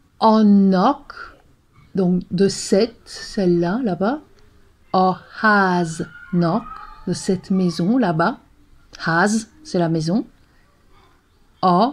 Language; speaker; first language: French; non-native, fluent; Hungarian